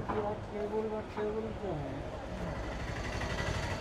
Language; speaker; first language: Hindi; native; Hindi